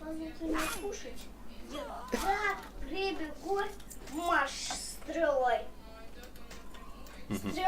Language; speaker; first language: Russian; early bilingual, other home language; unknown